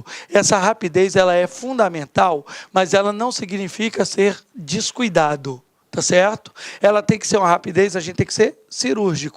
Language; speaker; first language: Portuguese; native; Portuguese